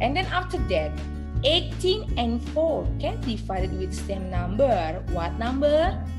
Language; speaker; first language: English; non-native, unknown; Indonesian